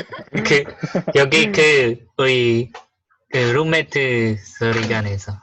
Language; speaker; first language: Korean; non-native, learner; Khmer